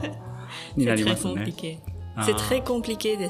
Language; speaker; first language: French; non-native, learner; Japanese